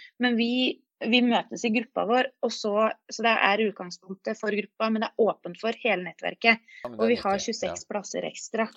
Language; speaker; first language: Norwegian; native; Norwegian